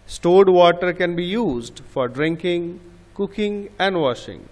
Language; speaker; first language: English; non-native, local second language; Bangla